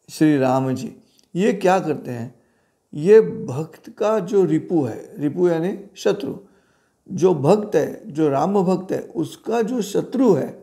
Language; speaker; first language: Hindi; non-native, local second language; Marathi